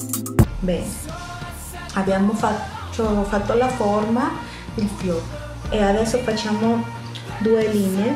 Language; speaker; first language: Italian; non-native, fluent; Spanish